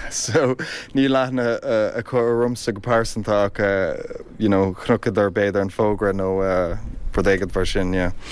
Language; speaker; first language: Irish; non-native, local second language; English